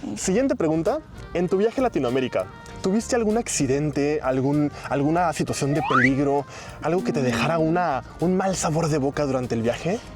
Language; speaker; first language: Spanish; native; Spanish